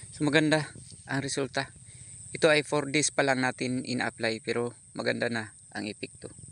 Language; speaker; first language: Filipino; non-native, local second language; Cebuano